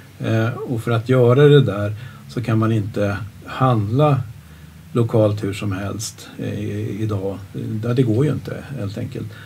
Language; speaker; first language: Swedish; native; Swedish